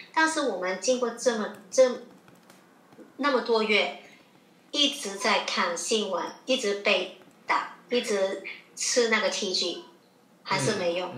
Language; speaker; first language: Chinese; non-native, local second language; Cantonese